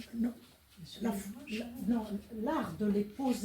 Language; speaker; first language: French; native; French